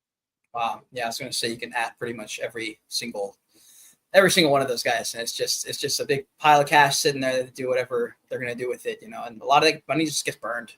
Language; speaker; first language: English; native; English